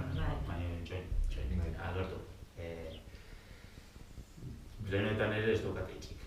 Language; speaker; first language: Basque; native; Basque